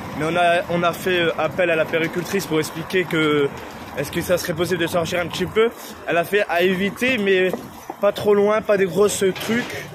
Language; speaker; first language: French; native; French